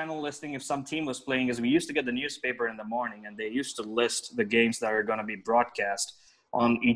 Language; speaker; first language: English; non-native, local second language; Telugu